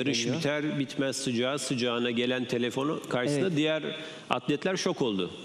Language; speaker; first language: Turkish; native; Turkish